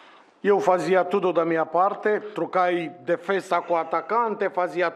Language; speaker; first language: Portuguese; non-native, learner; Romanian